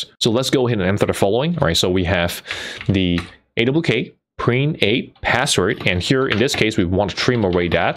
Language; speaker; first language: English; non-native, fluent; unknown